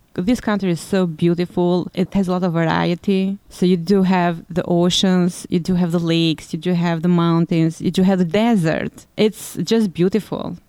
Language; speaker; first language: English; non-native, fluent; Albanian